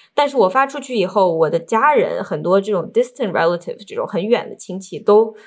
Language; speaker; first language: Chinese; native; Chinese